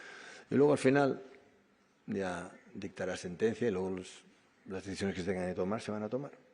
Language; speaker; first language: Spanish; native; Spanish